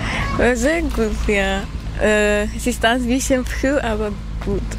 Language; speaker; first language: German; non-native, learner; Armenian